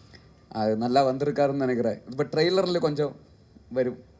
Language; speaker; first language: Tamil; non-native, learner; Malayalam